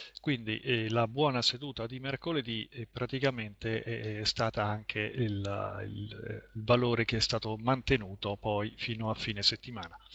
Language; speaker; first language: Italian; native; Italian